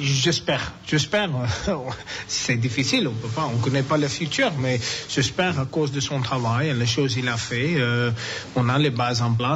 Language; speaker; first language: French; non-native, learner; English